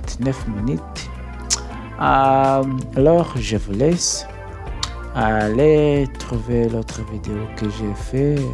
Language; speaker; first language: French; non-native, learner; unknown